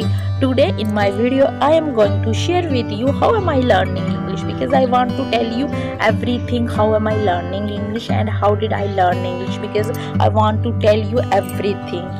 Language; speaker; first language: English; non-native, learner; Hindi